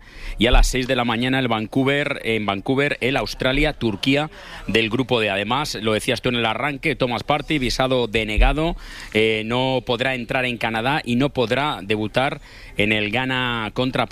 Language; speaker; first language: Spanish; native; Spanish